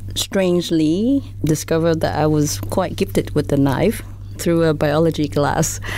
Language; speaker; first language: English; non-native, fluent; Vietnamese